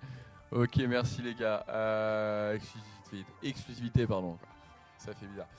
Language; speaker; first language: French; native; French